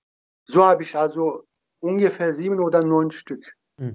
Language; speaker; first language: German; non-native, learner; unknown